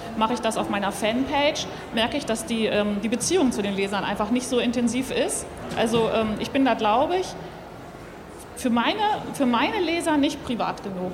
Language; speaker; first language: German; native; German